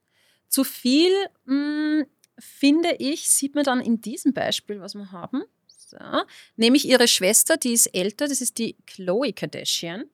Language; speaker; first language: German; native; German